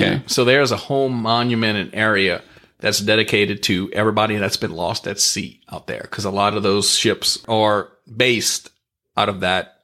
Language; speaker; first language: English; native; English